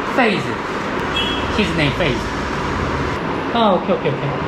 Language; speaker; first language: English; non-native, learner; Korean